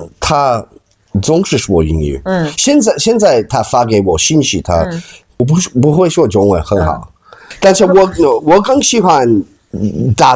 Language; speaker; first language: Chinese; non-native, learner; English